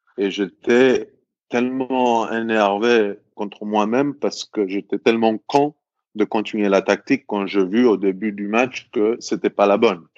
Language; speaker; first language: French; non-native, fluent; Greek